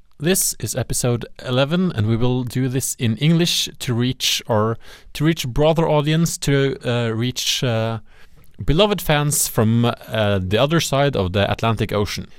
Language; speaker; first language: English; non-native, fluent; Norwegian